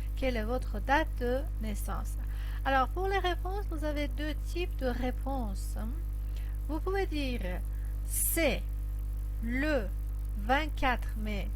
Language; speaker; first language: French; non-native, fluent; Persian